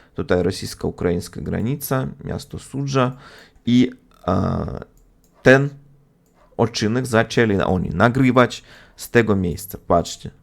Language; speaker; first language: Polish; non-native, fluent; Russian